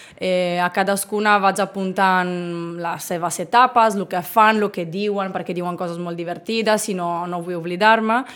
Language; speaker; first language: Catalan; non-native, fluent; Italian